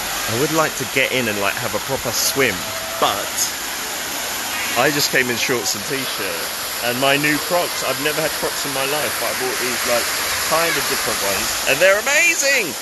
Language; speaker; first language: English; native; English